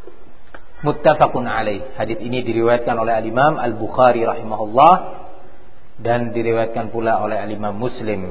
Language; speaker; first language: Indonesian; native; Indonesian